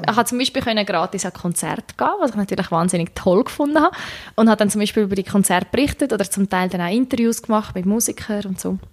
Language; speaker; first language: German; native; German